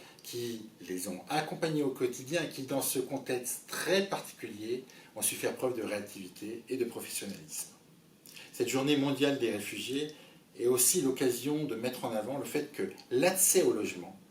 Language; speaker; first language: French; native; French